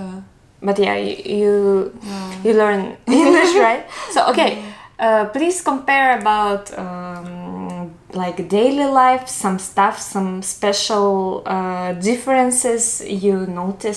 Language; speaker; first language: English; non-native, learner; Russian